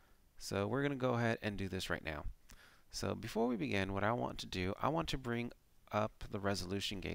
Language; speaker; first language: English; native; English